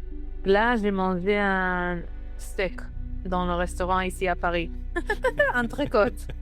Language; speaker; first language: French; non-native, learner; Hebrew